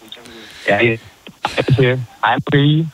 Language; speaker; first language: Danish; non-native, local second language; Faroese